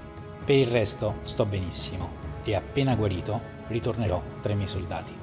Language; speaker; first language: Italian; native; Italian